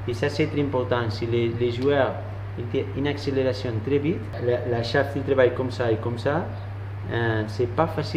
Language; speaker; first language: French; non-native, learner; Spanish